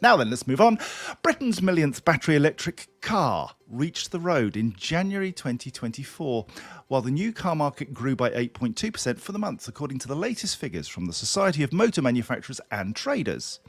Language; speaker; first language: English; native; English